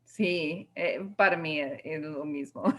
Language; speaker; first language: Spanish; non-native, learner; English